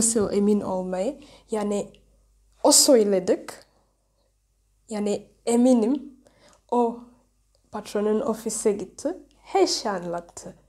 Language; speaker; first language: Turkish; non-native, learner; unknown